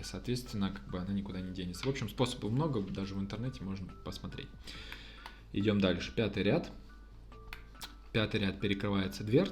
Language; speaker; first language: Russian; native; Russian